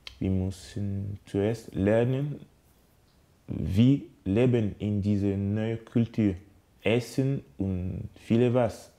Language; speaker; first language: German; non-native, learner; French